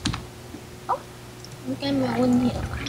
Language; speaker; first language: Chinese; native; Chinese